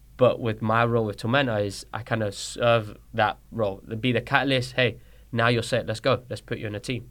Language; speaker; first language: English; early bilingual, other home language; Spanish